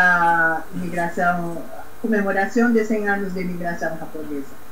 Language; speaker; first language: Spanish; non-native, learner; Portuguese